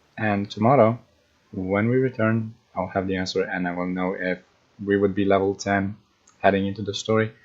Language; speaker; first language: English; non-native, fluent; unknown